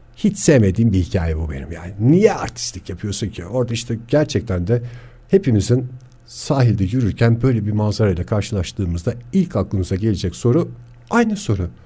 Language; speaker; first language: Turkish; native; Turkish